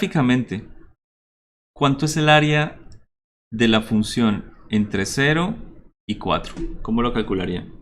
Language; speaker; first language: Spanish; native; Spanish